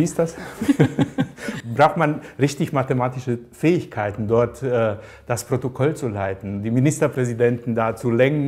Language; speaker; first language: German; native; German